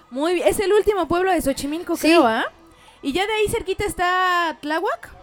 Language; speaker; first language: Spanish; native; Spanish